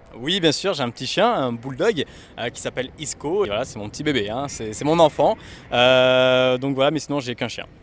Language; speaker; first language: French; native; French